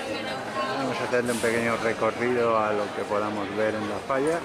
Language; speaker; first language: Spanish; native; Spanish